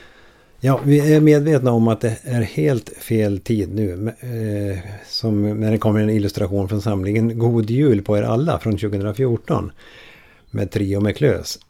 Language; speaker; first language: Swedish; native; Swedish